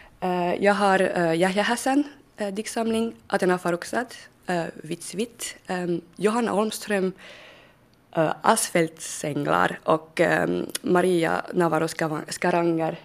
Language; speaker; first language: Swedish; non-native, fluent; French